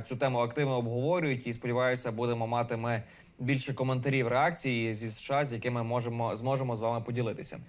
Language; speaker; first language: Ukrainian; native; Ukrainian